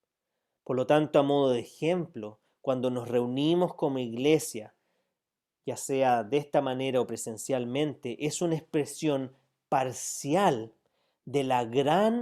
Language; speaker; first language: Spanish; native; Spanish